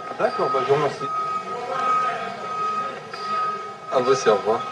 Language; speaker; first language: French; native; French